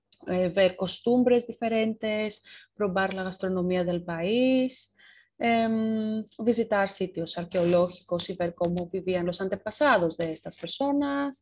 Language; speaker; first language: Spanish; non-native, fluent; Greek